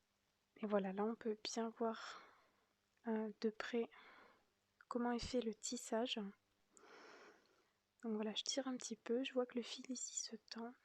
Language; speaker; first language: French; native; French